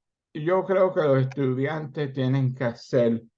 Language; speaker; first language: Spanish; early bilingual, heritage; Spanish